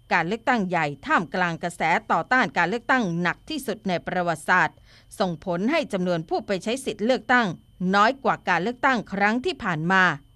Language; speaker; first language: Thai; native; Thai